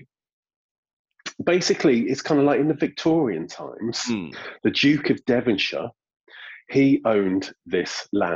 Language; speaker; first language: English; native; English